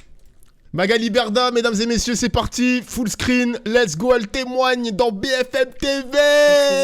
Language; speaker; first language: French; native; French